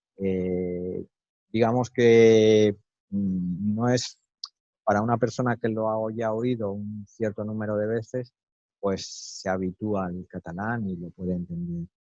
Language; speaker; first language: Spanish; native; Spanish